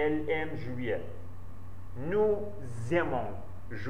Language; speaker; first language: French; non-native, learner; Central Kurdish